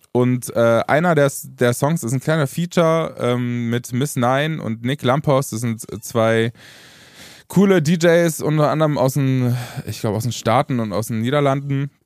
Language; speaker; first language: German; early bilingual, other home language; Romanian